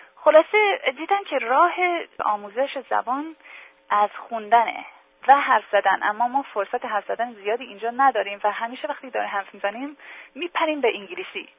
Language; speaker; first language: Persian; early bilingual, heritage; English